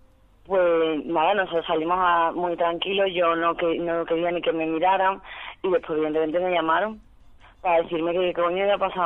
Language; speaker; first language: Spanish; native; Spanish